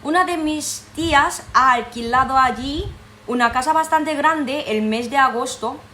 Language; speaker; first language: Spanish; non-native, fluent; Korean